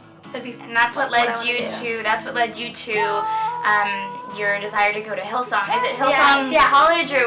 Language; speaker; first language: English; native; English